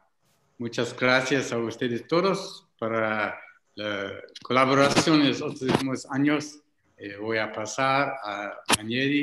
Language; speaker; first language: Spanish; non-native, learner; English